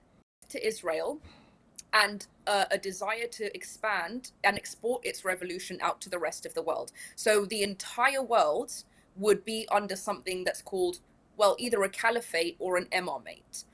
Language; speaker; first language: English; early bilingual, other home language; Persian